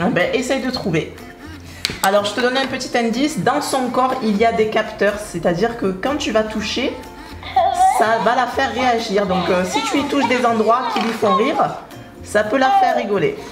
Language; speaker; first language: French; native; French